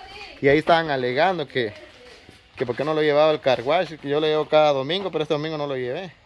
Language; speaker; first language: Spanish; native; Spanish